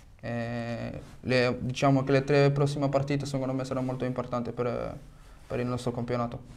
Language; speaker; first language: Italian; non-native, fluent; French